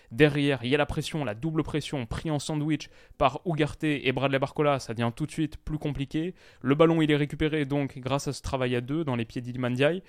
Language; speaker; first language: French; native; French